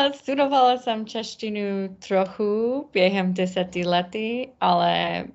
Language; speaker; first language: Czech; non-native, learner; English